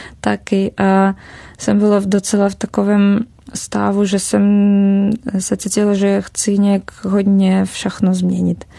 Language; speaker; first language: Czech; non-native, fluent; Russian